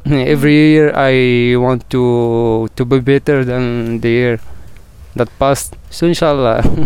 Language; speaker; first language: English; non-native, learner; Arabic